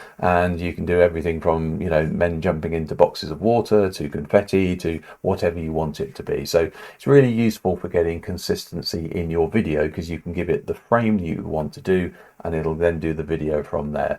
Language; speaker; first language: English; native; English